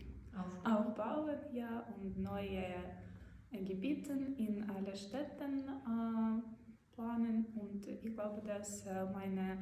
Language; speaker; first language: German; non-native, learner; Ukrainian